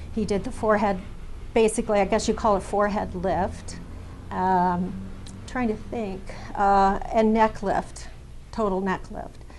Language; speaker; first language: English; native; English